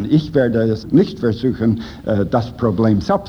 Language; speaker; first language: German; non-native, fluent; English